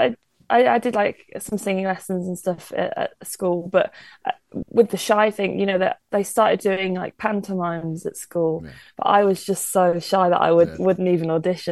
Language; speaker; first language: English; native; English